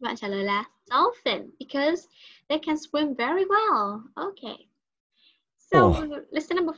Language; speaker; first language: English; non-native, learner; Vietnamese